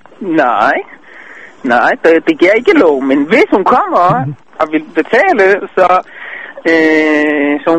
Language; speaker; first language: Danish; non-native, fluent; Hebrew